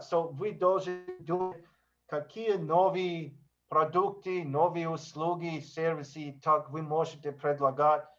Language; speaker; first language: Russian; non-native, learner; English